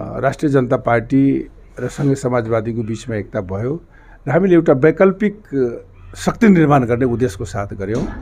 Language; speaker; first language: Nepali; non-native, local second language; Maithili